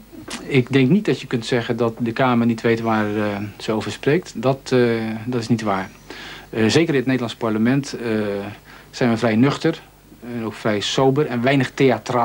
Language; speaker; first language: Dutch; native; Dutch